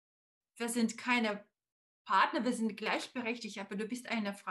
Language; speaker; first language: German; non-native, fluent; Russian